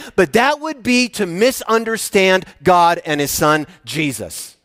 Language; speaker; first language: English; native; English